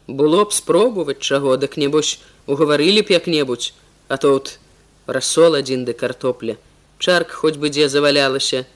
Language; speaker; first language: Belarusian; native; Belarusian